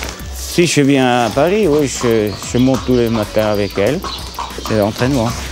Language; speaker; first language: French; non-native, local second language; Swiss German